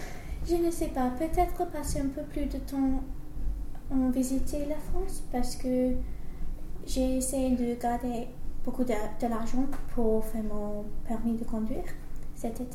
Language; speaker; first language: French; non-native, learner; English